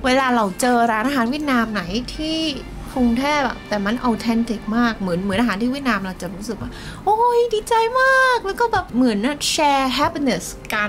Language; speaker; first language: Thai; non-native, fluent; Vietnamese